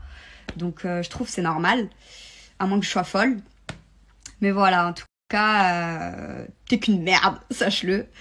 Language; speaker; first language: French; native; French